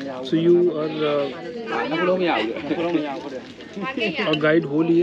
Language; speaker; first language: English; non-native, local second language; Hindi